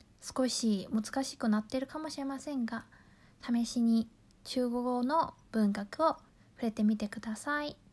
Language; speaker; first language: Japanese; non-native, fluent; Chinese